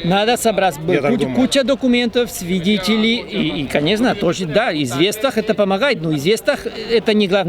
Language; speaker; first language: Russian; non-native, fluent; Spanish